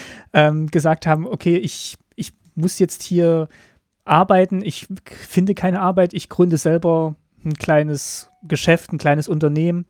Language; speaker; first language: German; native; German